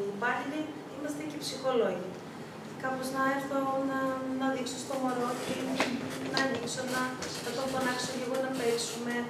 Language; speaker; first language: Greek; early bilingual, other home language; Russian